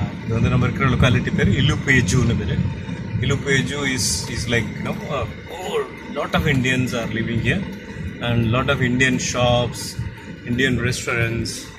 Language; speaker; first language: English; non-native, local second language; Tamil